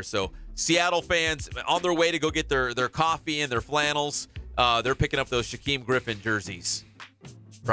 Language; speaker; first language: English; native; English